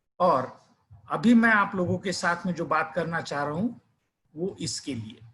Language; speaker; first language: Hindi; non-native, local second language; Marathi